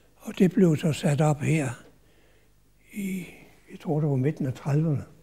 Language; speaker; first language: Danish; native; Danish